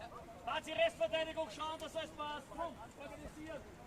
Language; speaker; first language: German; native; German